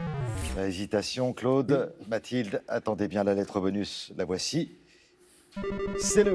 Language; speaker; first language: French; native; French